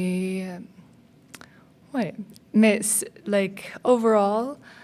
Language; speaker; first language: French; non-native, learner; English